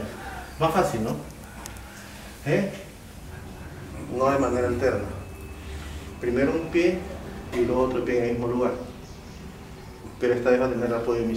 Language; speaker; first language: Spanish; native; Spanish